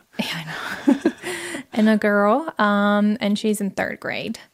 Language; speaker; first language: English; non-native, fluent; Portuguese